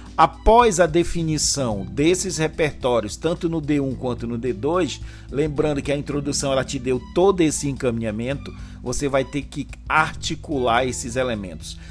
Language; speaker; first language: Portuguese; native; Portuguese